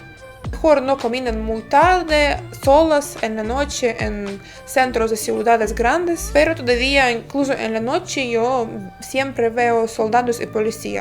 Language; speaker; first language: Spanish; non-native, fluent; Ukrainian